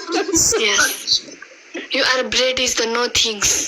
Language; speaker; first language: English; non-native, learner; Nepali